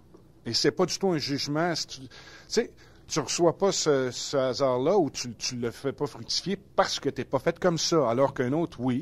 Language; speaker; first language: French; native; French